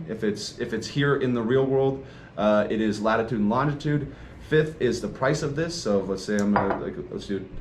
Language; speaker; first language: English; native; English